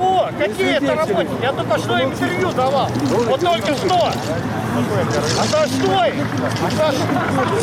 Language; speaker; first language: Russian; non-native, local second language; Latvian